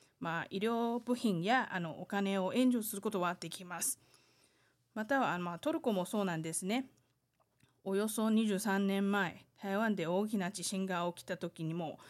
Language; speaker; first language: Japanese; non-native, fluent; Chinese